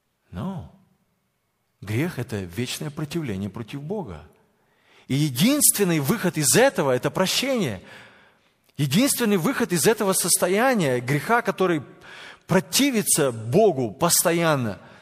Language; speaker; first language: Russian; native; Russian